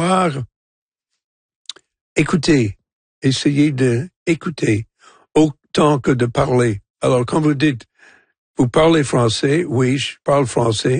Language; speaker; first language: French; non-native, local second language; English